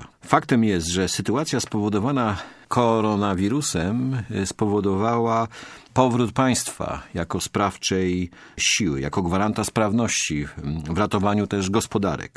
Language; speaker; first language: Polish; native; Polish